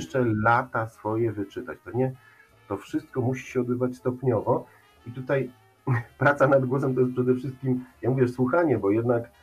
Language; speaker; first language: Polish; native; Polish